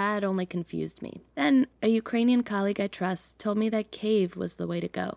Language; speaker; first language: English; early bilingual, other home language; Russian